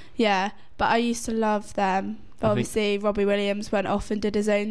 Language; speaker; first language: English; native; English